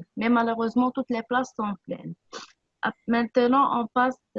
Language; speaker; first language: French; non-native, local second language; Arabic